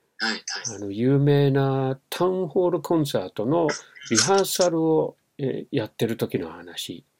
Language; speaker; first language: Japanese; non-native, fluent; English